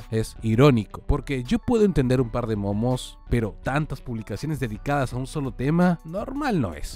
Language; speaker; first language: Spanish; native; Spanish